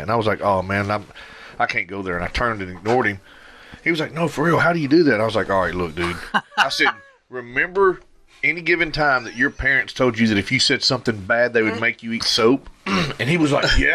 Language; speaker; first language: English; native; English